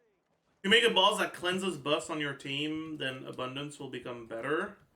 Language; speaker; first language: English; native; English